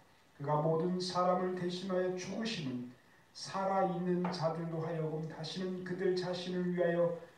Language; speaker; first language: Korean; native; Korean